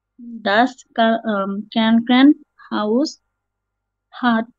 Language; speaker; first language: German; non-native, learner; Bangla